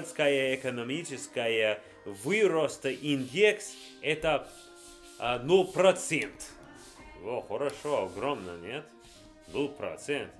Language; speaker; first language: Russian; non-native, learner; English